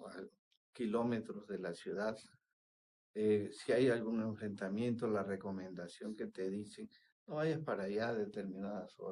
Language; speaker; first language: Spanish; native; Spanish